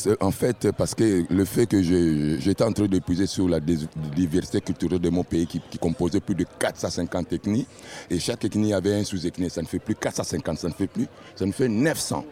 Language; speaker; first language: French; non-native, local second language; Lingala